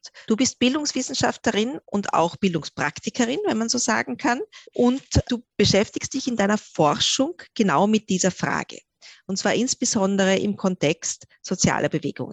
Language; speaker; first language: German; native; German